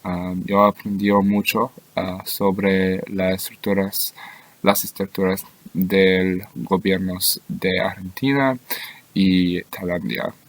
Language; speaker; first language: Spanish; non-native, learner; English